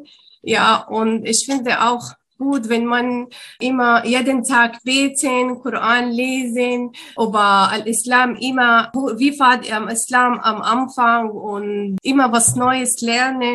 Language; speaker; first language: German; non-native, learner; Arabic